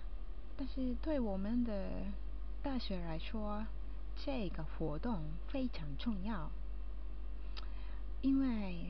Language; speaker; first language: Chinese; non-native, learner; Japanese